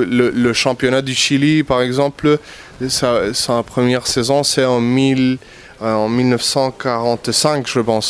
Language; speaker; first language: French; non-native, fluent; Spanish